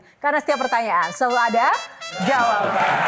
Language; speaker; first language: Indonesian; native; Indonesian